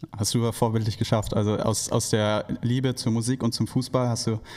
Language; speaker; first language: German; native; German